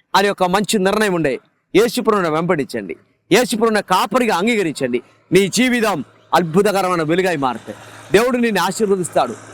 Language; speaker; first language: Telugu; non-native, fluent; Malayalam